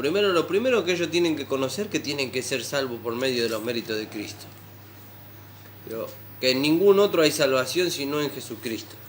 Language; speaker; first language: Spanish; native; Spanish